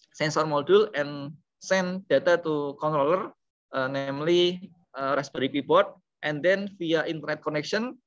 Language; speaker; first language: English; non-native, learner; Indonesian